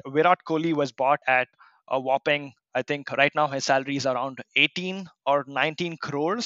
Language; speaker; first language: English; non-native, local second language; Kannada